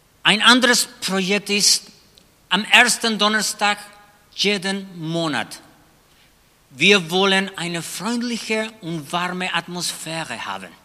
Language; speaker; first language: German; non-native, fluent; Spanish